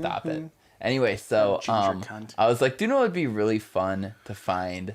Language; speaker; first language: English; native; English